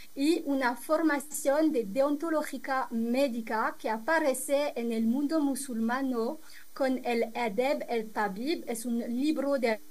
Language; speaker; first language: Spanish; non-native, fluent; French